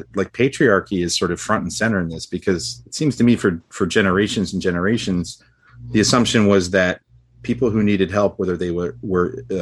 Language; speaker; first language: English; early bilingual, other home language; Spanish